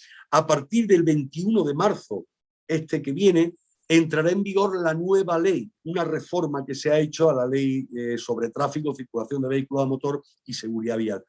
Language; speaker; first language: Spanish; native; Spanish